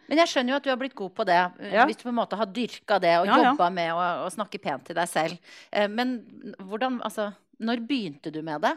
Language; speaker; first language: Norwegian; native; Norwegian